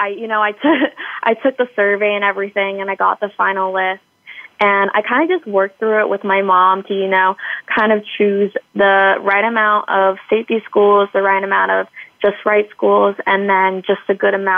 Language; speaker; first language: English; native; English